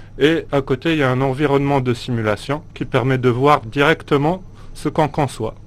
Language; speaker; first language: French; non-native, local second language; Arabic